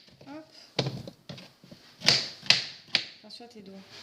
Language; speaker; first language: French; native; French